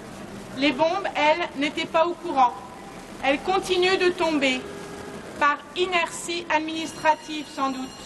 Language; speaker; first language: French; native; French